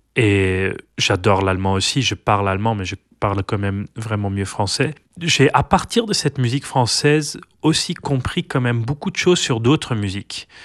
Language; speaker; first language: French; non-native, local second language; Dutch